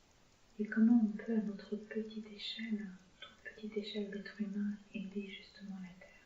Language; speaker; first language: French; native; French